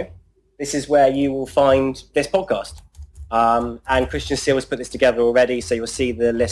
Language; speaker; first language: English; native; English